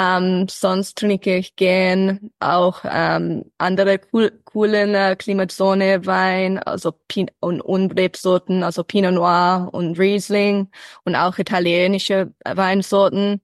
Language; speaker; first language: German; early bilingual, heritage; English